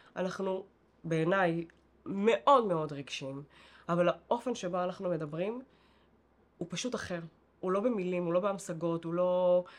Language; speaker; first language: Hebrew; native; Hebrew